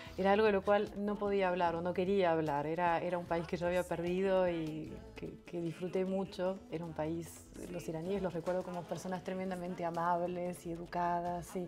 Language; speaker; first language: Spanish; non-native, fluent; French